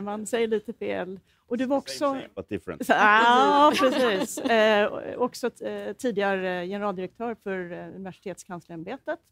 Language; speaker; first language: Swedish; native; Swedish